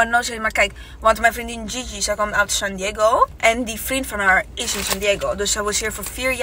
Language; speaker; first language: Dutch; non-native, learner; Italian